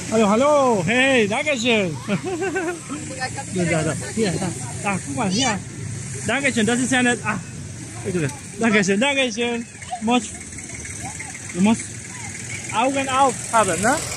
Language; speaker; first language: German; non-native, learner; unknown